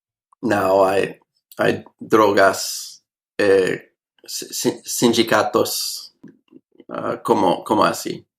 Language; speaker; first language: Portuguese; non-native, learner; English